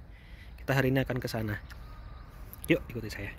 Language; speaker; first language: Indonesian; native; Indonesian